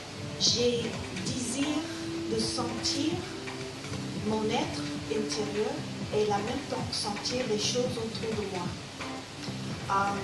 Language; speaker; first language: French; non-native, fluent; English